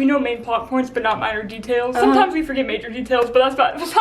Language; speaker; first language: English; native; English